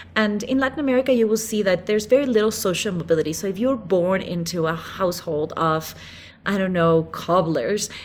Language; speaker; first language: English; non-native, fluent; Spanish